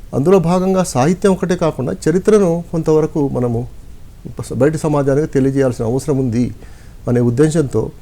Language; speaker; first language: Telugu; non-native, local second language; Lambadi